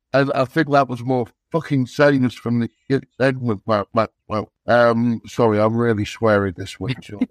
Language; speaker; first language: English; native; English